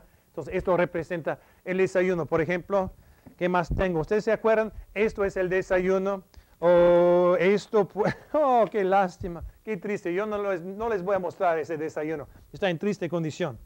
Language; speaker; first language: Spanish; non-native, fluent; English